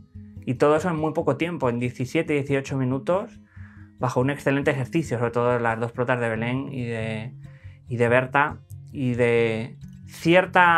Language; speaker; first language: Spanish; native; Spanish